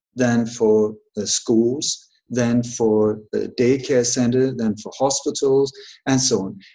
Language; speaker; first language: English; early bilingual, other home language; Danish